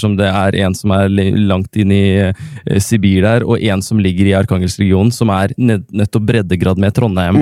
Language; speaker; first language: Norwegian; native; Norwegian